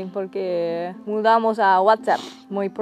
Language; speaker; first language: Spanish; non-native, learner; English